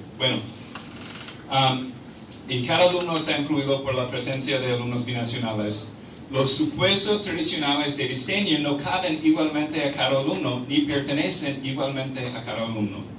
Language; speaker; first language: Spanish; non-native, fluent; English